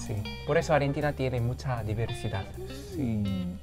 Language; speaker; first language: Spanish; non-native, learner; Korean